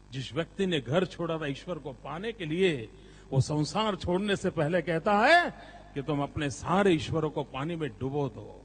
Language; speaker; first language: Hindi; non-native, local second language; Gujarati